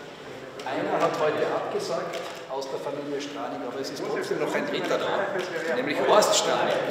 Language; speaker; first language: German; native; German